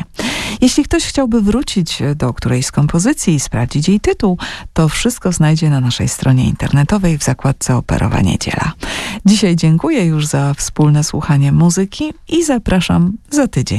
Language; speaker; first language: Polish; native; Polish